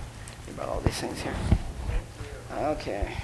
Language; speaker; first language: English; native; English